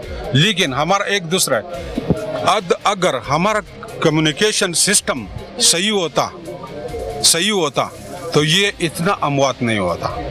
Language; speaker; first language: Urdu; non-native, local second language; Pashto